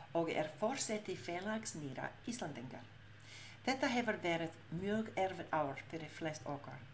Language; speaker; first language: Icelandic; non-native, learner; English